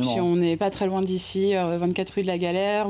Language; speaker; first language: French; native; French